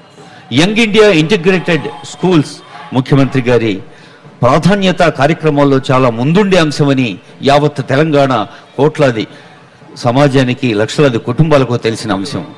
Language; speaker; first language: Telugu; native; Telugu